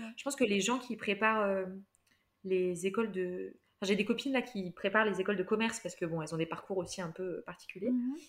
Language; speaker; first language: French; native; French